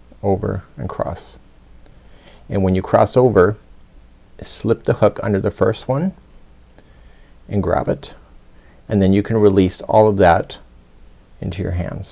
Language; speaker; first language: English; native; English